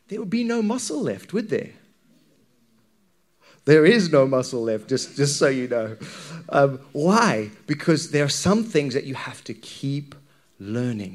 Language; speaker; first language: English; native; English